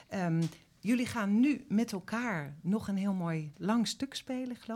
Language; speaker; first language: Dutch; native; Dutch